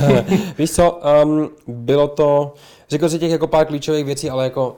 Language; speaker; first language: Czech; native; Czech